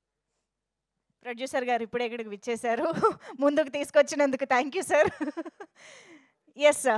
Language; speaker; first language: Telugu; native; Telugu